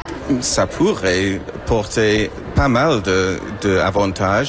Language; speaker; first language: French; non-native, fluent; English